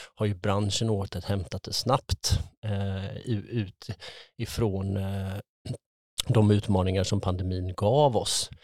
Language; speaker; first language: Swedish; native; Swedish